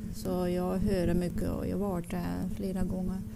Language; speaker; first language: Swedish; non-native, learner; Dutch